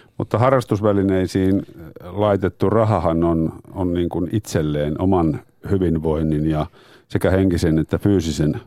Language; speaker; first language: Finnish; native; Finnish